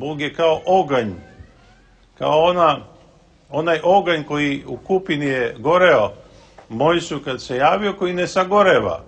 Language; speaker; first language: Serbian; native; Serbian